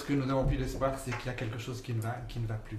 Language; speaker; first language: French; native; French